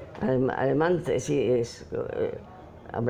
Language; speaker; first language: Spanish; non-native, fluent; Polish